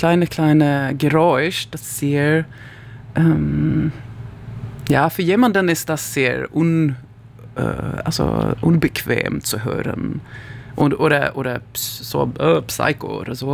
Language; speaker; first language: German; non-native, learner; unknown